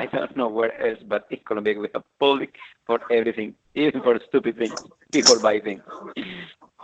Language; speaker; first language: English; non-native, fluent; Spanish